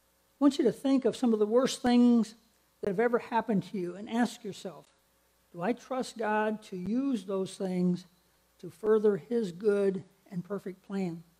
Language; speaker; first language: English; native; English